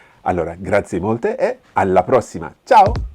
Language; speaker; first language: Italian; non-native, fluent; English